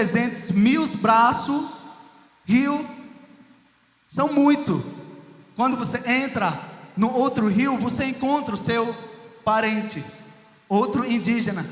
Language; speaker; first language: Portuguese; non-native, local second language; Ticuna